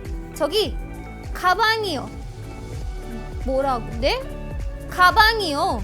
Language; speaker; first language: Korean; non-native, fluent; Hindi